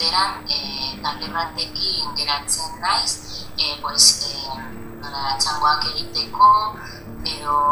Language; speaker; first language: Basque; non-native, learner; Spanish